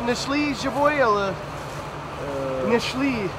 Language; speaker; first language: Russian; non-native, learner; English